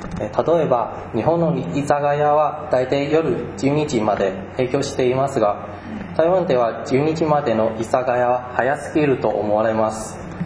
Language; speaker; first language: Japanese; non-native, fluent; Chinese